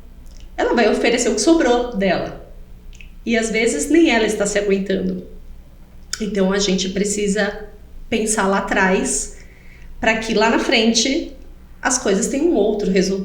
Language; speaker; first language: Portuguese; native; Portuguese